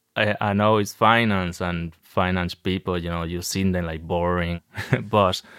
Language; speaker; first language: English; non-native, fluent; Spanish